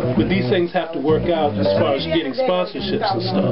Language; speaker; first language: English; native; English